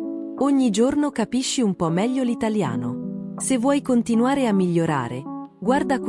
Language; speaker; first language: Italian; native; Italian